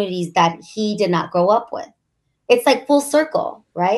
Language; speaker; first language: English; native; English